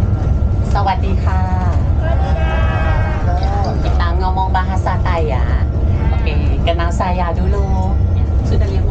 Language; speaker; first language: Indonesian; non-native, fluent; Thai